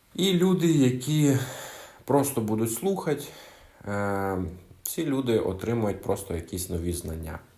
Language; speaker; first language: Ukrainian; non-native, local second language; Russian